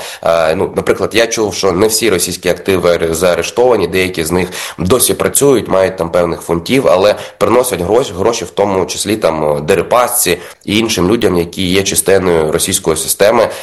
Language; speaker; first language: Ukrainian; native; Ukrainian